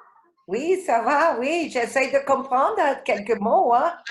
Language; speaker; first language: French; non-native, fluent; English